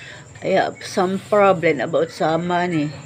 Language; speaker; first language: English; non-native, learner; Filipino